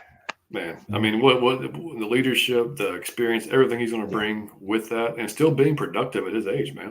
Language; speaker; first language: English; native; English